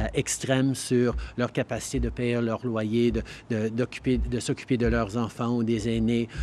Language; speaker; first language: French; early bilingual, heritage; French